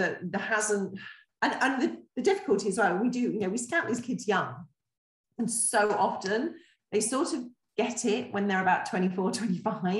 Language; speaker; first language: English; native; English